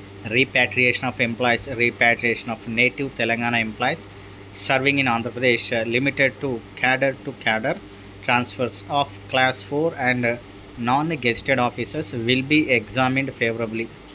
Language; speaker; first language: English; non-native, local second language; Telugu